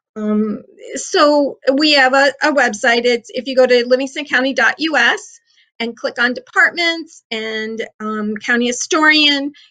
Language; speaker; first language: English; native; English